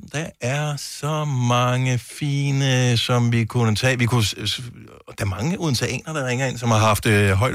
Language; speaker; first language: Danish; native; Danish